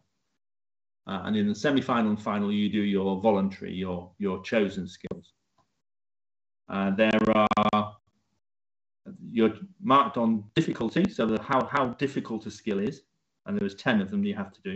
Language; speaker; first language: English; native; English